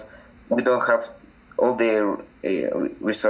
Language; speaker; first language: English; non-native, learner; Spanish